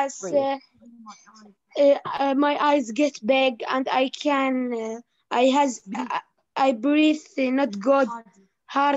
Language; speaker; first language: English; non-native, learner; Arabic